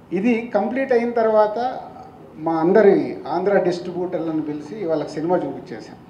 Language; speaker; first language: Telugu; native; Telugu